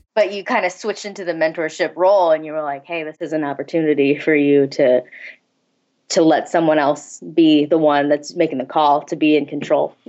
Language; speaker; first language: English; native; English